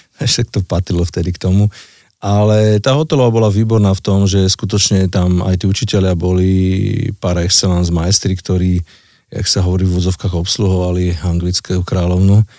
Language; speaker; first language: Slovak; native; Slovak